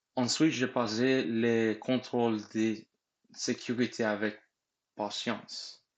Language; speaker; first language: French; non-native, learner; English